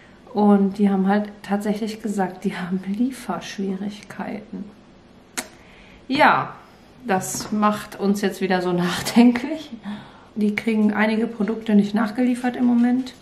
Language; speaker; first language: German; native; German